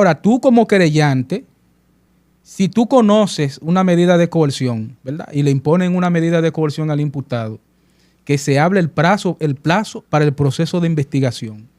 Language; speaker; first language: Spanish; native; Spanish